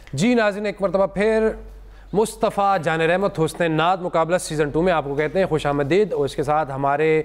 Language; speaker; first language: Urdu; non-native, local second language; Pashto